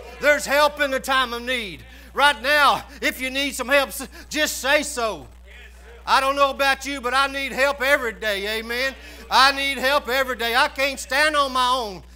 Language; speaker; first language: English; native; English